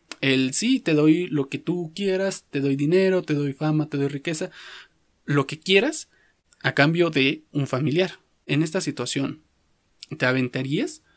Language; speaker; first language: Spanish; native; Spanish